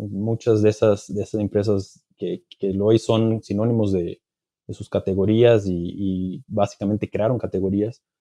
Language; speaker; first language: Spanish; non-native, fluent; Portuguese